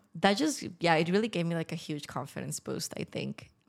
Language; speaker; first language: English; non-native, fluent; Spanish